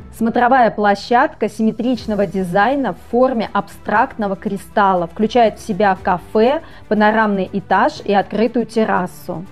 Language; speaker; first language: Russian; native; Russian